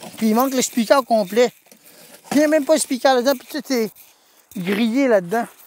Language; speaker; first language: French; native; French